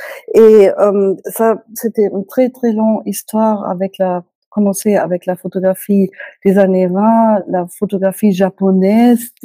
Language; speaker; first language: French; non-native, fluent; German